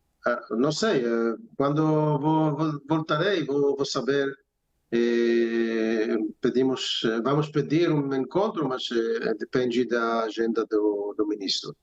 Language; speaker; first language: Portuguese; non-native, fluent; Hebrew